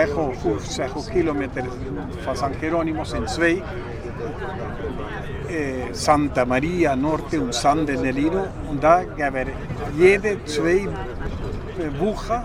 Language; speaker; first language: German; non-native, learner; Spanish